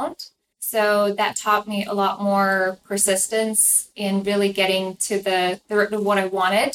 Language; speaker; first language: English; non-native, fluent; Ukrainian